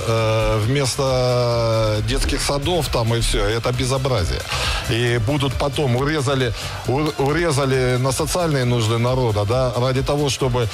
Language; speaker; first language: Russian; native; Russian